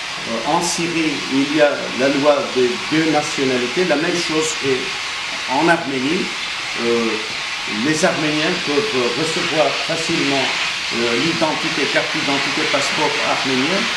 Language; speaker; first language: French; non-native, fluent; Armenian